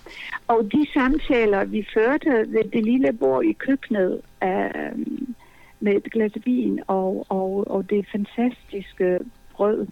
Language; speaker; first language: Danish; non-native, fluent; Polish